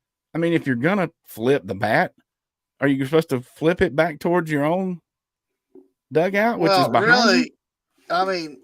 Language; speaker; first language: English; native; English